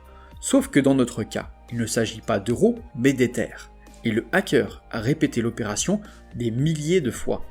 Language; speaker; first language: French; native; French